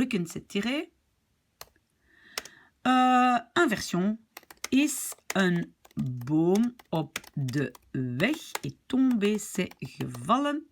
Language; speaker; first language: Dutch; non-native, local second language; French